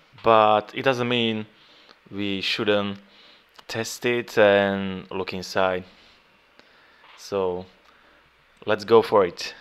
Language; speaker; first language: English; non-native, fluent; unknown